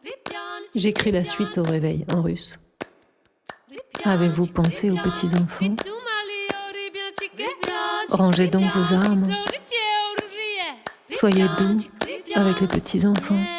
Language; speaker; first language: French; native; French